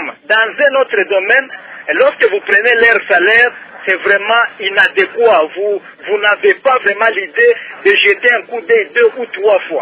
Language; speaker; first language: French; non-native, local second language; Luba-Lulua